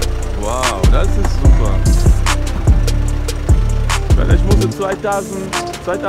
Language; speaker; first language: German; non-native, learner; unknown